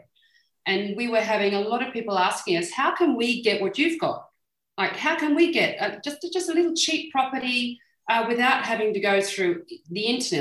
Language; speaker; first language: English; native; English